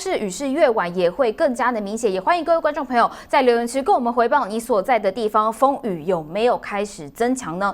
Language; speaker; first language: Chinese; native; Chinese